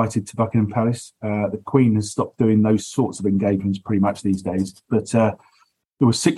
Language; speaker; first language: English; native; English